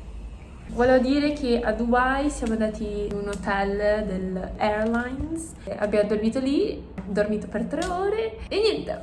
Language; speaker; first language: Italian; early bilingual, other home language; Filipino